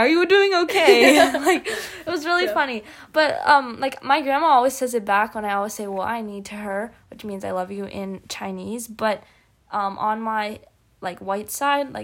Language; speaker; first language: English; native; English